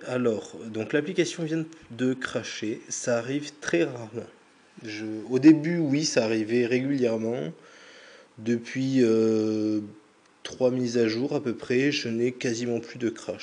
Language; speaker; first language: French; native; French